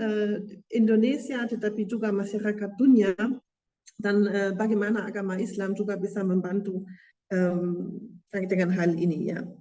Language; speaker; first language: Indonesian; non-native, fluent; German